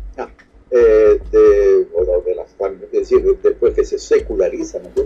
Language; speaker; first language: Spanish; native; Spanish